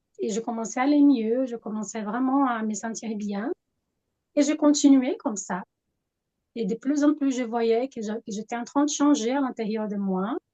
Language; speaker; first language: French; non-native, fluent; Portuguese